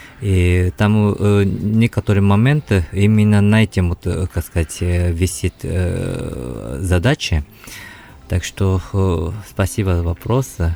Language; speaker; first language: Russian; non-native, fluent; Japanese